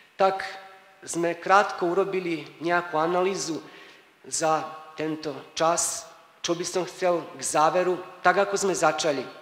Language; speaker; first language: Slovak; native; Slovak